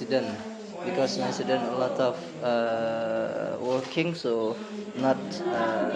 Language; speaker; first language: English; non-native, learner; Indonesian